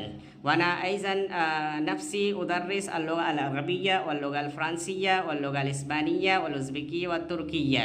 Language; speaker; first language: Arabic; non-native, fluent; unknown